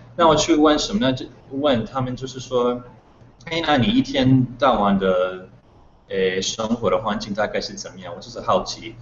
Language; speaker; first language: Chinese; non-native, fluent; English